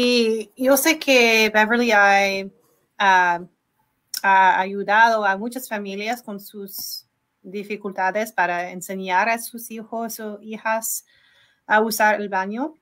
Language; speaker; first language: Spanish; non-native, learner; English